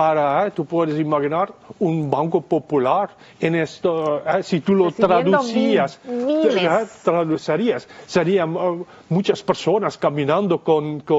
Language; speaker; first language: Spanish; non-native, fluent; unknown